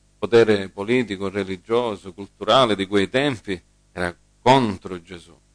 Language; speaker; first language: Italian; early bilingual, heritage; English